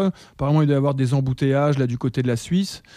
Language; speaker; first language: French; native; French